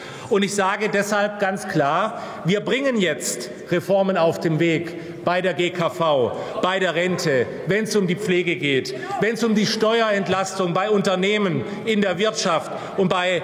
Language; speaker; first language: German; native; German